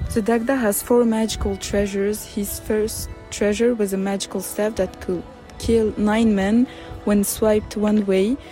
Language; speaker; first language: English; non-native, learner; French